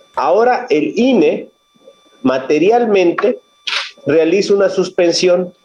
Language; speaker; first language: Spanish; native; Spanish